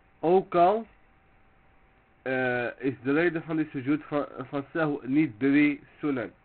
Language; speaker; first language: Dutch; early bilingual, other home language; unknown